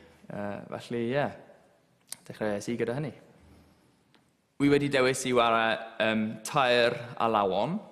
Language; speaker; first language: Welsh; non-native, local second language; English